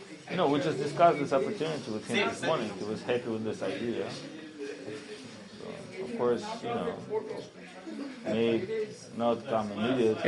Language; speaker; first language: English; non-native, learner; Russian